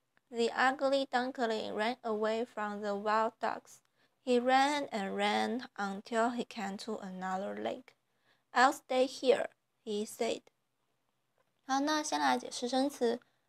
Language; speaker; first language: English; non-native, fluent; Chinese